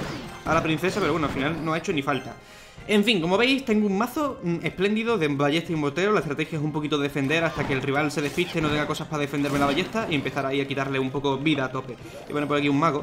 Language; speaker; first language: Spanish; native; Spanish